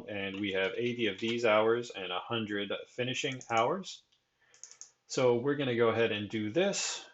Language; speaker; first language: English; native; English